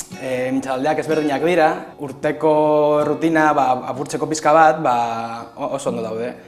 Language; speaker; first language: Basque; non-native, local second language; Spanish